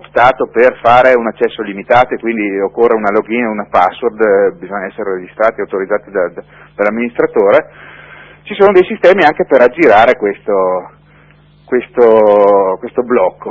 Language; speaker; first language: Italian; native; Italian